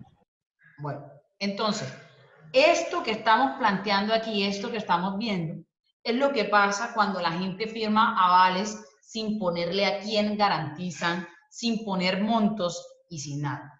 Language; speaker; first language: Spanish; native; Spanish